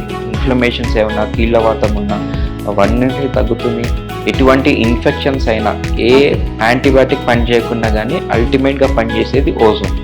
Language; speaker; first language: Telugu; native; Telugu